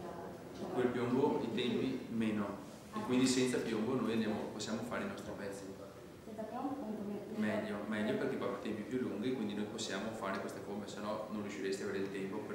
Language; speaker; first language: Italian; native; Italian